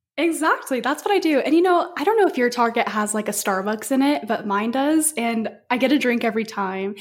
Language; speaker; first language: English; native; English